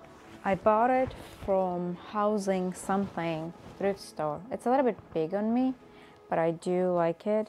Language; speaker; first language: English; non-native, fluent; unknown